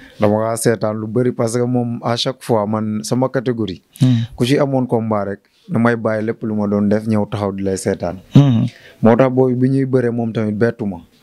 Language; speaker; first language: Wolof; non-native, local second language; Serer